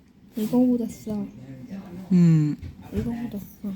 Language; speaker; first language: Korean; early bilingual, heritage; Korean